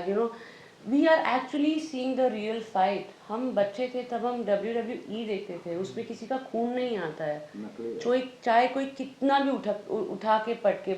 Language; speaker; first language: Hindi; native; Hindi